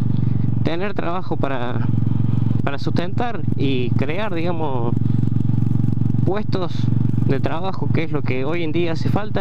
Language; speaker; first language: Spanish; native; Spanish